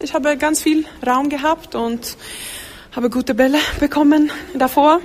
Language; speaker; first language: German; non-native, learner; Swedish